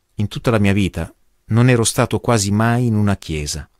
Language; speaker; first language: Italian; non-native, fluent; English